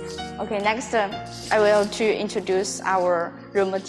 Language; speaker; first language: English; non-native, learner; Chinese